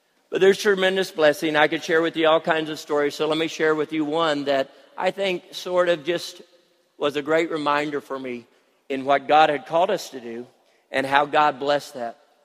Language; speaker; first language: English; native; English